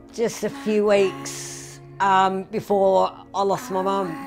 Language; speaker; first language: English; native; English